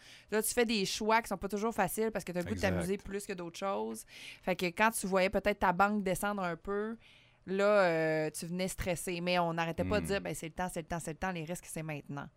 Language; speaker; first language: French; native; French